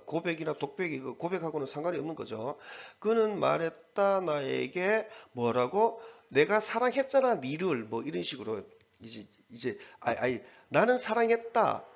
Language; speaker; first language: Korean; native; Korean